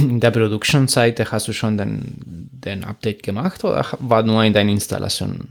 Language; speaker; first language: German; non-native, fluent; Spanish